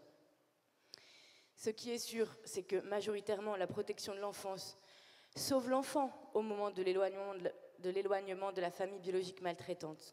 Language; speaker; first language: French; native; French